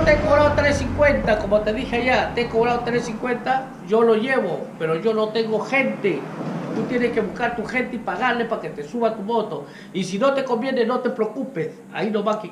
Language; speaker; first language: Spanish; native; Spanish